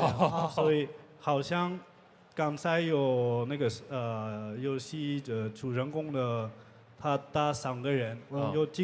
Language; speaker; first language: Chinese; non-native, learner; French